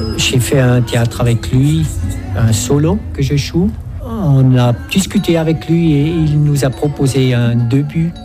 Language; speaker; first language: French; non-native, local second language; Swiss German